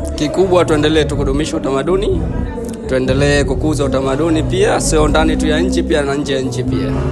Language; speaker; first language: Swahili; native; Swahili